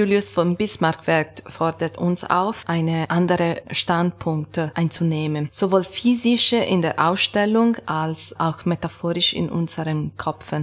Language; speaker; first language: German; non-native, learner; Italian